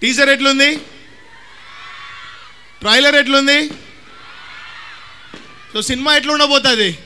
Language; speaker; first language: Telugu; native; Telugu